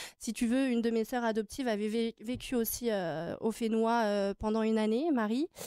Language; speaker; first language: French; native; French